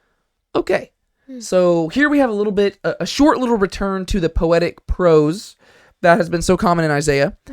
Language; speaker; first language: English; native; English